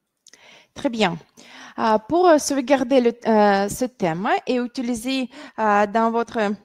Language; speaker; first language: French; non-native, fluent; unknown